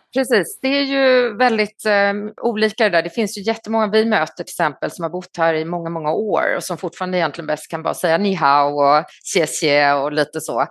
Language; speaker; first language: Swedish; native; Swedish